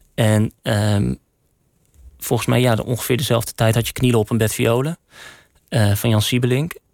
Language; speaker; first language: Dutch; native; Dutch